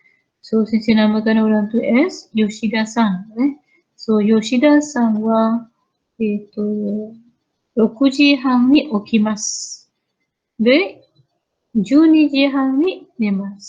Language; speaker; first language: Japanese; non-native, fluent; Malay